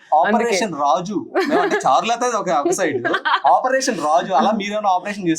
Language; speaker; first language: Telugu; native; Telugu